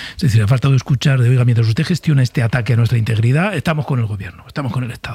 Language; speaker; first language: Spanish; native; Spanish